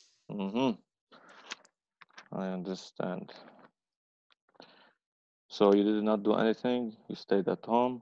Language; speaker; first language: English; non-native, fluent; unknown